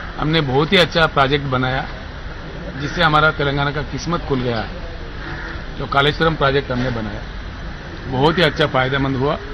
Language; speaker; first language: Hindi; non-native, local second language; Telugu